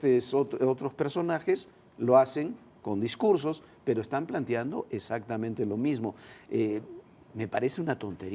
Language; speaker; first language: Spanish; native; Spanish